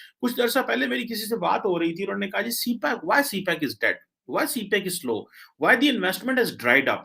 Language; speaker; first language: Urdu; native; Urdu